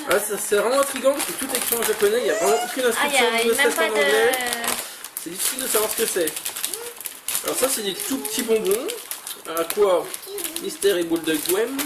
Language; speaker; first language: French; native; French